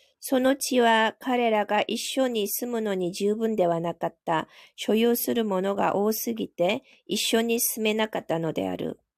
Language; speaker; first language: Japanese; non-native, fluent; Korean